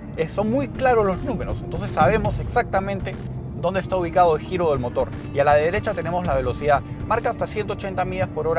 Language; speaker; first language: Spanish; native; Spanish